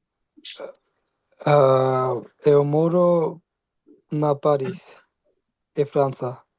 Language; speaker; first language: Portuguese; non-native, learner; Bangla